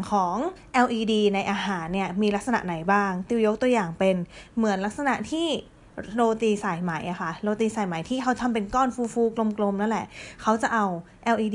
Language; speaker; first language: Thai; native; Thai